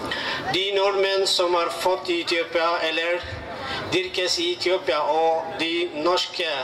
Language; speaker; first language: Norwegian; non-native, learner; Amharic